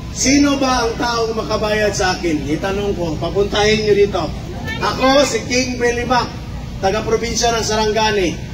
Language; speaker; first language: Filipino; non-native, local second language; Cebuano